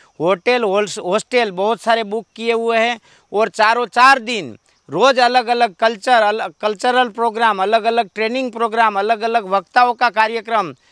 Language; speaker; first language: Hindi; non-native, local second language; Gujarati